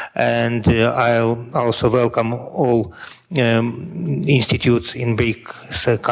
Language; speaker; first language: English; non-native, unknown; Russian